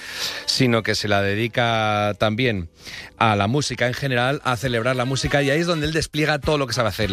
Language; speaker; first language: Spanish; native; Spanish